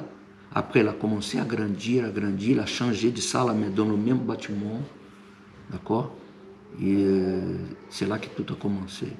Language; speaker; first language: French; non-native, fluent; Portuguese